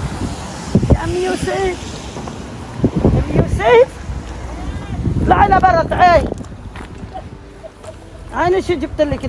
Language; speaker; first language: Turkish; non-native, local second language; Arabic